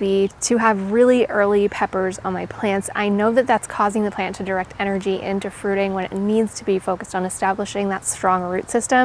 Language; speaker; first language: English; native; English